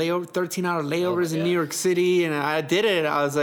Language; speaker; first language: English; early bilingual, other home language; Spanish